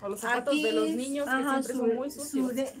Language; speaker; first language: Spanish; native; Spanish